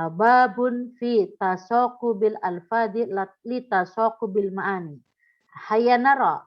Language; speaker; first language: Arabic; non-native, fluent; Indonesian